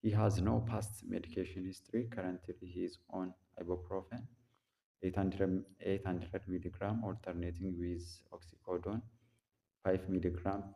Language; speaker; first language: English; non-native, local second language; Amharic